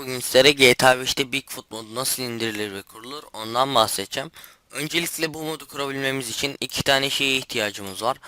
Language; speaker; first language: Turkish; native; Turkish